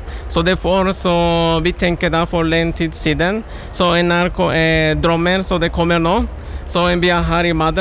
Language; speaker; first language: Norwegian; non-native, learner; Spanish